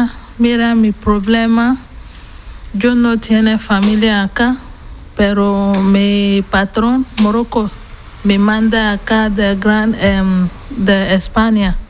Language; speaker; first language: Spanish; non-native, learner; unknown